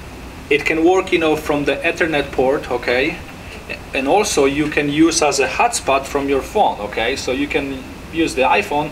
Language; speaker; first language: English; non-native, fluent; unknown